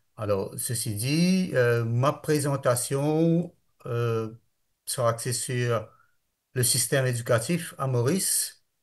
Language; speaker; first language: French; non-native, local second language; Morisyen